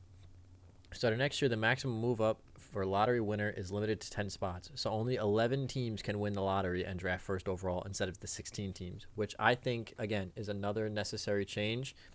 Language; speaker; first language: English; native; English